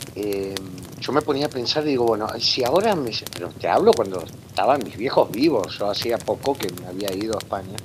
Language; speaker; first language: Spanish; native; Spanish